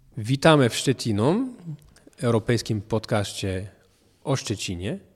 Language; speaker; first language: Polish; non-native, fluent; French